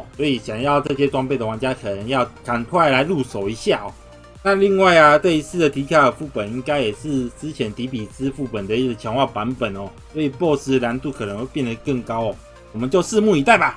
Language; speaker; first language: Chinese; native; Chinese